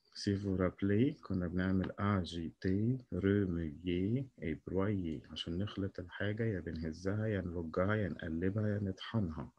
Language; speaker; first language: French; non-native, local second language; Arabic